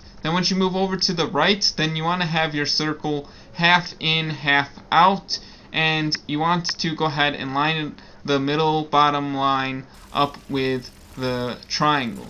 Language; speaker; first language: English; native; English